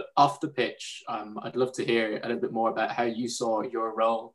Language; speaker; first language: English; native; English